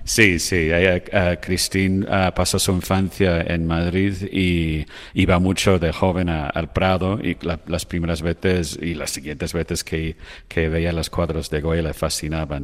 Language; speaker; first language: Spanish; non-native, fluent; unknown